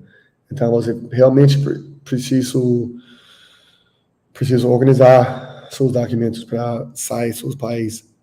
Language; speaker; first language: Portuguese; non-native, learner; English